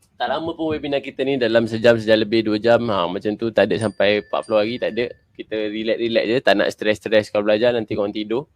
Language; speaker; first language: Malay; native; Malay